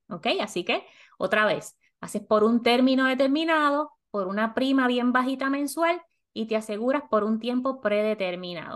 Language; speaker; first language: Spanish; native; Spanish